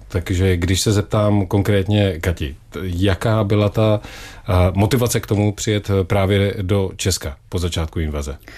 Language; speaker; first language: Czech; native; Czech